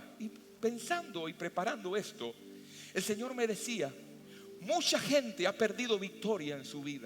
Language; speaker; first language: Spanish; native; Spanish